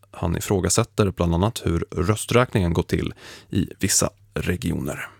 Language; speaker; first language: Swedish; native; Swedish